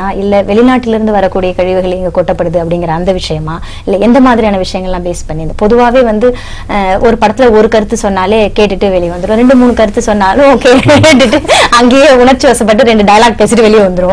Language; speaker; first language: Tamil; native; Tamil